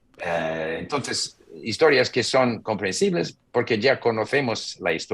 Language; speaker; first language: Spanish; non-native, fluent; English